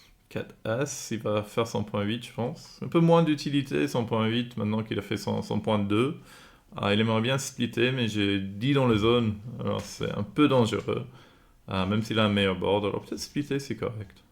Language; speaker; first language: French; non-native, fluent; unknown